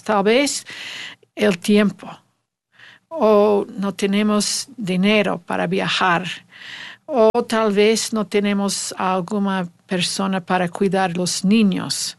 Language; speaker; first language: Spanish; non-native, learner; English